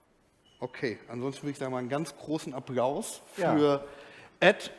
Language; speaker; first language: German; native; German